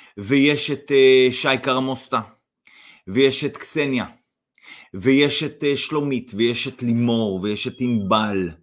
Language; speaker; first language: Hebrew; non-native, fluent; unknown